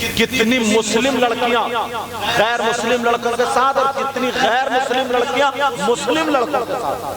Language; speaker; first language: Urdu; native; Urdu